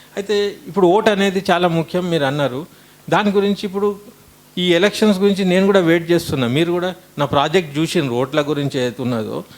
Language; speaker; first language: Telugu; native; Telugu